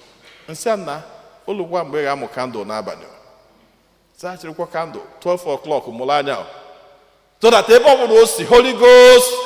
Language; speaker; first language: Igbo; native; Igbo